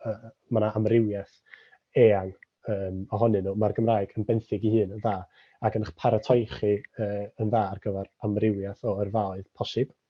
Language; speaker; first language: Welsh; native; Welsh